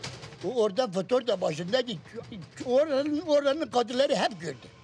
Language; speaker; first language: Turkish; non-native, local second language; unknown